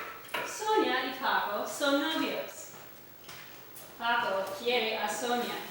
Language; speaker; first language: Spanish; non-native, fluent; English